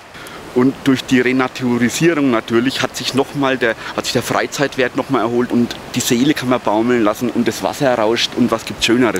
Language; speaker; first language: German; native; German